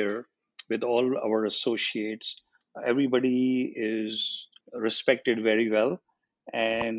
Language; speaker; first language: English; non-native, local second language; Gujarati